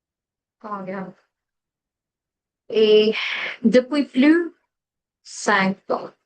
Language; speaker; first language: French; non-native, fluent; Hindi